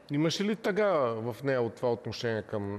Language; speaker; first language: Bulgarian; native; Bulgarian